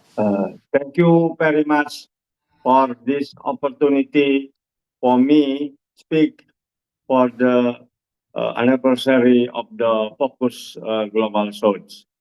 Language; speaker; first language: English; non-native, learner; Indonesian